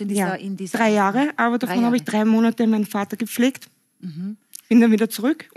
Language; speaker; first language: German; native; German